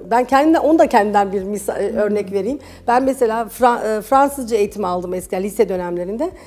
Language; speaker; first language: Turkish; early bilingual, other home language; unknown